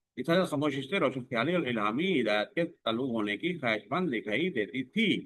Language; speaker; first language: Urdu; non-native, local second language; Saraiki